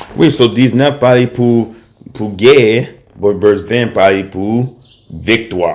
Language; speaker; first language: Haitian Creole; early bilingual, heritage; Haitian Creole